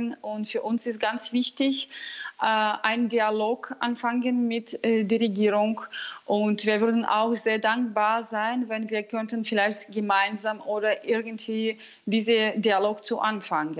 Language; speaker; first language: German; non-native, fluent; Russian